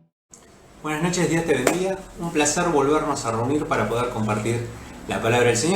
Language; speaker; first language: Spanish; native; Spanish